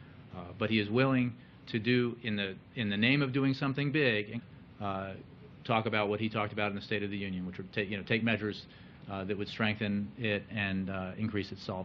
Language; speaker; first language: English; native; English